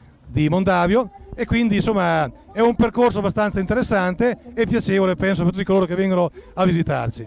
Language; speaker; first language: Italian; native; Italian